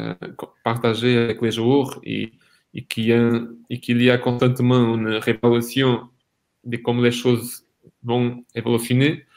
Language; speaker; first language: French; non-native, fluent; Portuguese